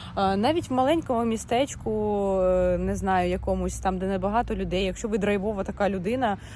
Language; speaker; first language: Ukrainian; non-native, local second language; Russian